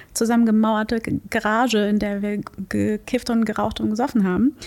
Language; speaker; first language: German; early bilingual, other home language; Portuguese